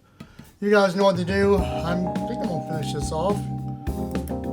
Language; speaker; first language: English; native; English